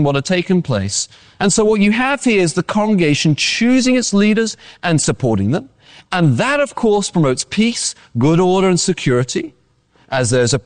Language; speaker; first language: English; native; English